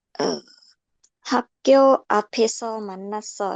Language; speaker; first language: Korean; non-native, learner; Thai